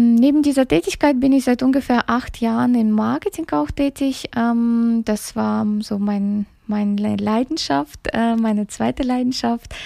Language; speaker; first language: German; early bilingual, other home language; Russian